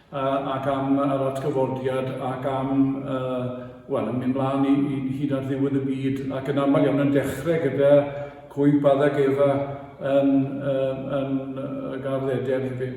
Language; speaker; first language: Welsh; native; Welsh